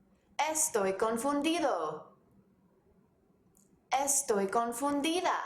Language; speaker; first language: Spanish; non-native, fluent; English